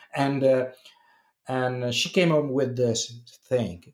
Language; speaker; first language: English; non-native, fluent; Italian